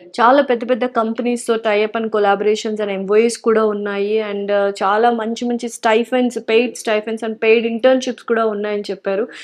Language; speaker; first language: Telugu; native; Telugu